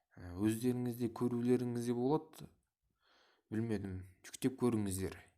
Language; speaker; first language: Kazakh; non-native, local second language; Russian